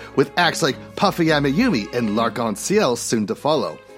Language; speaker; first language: English; native; English